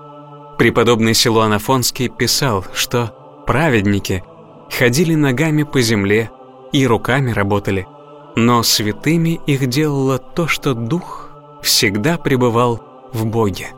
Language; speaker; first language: Russian; native; Russian